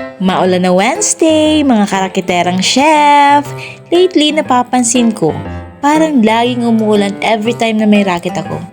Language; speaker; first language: Filipino; non-native, local second language; Bikol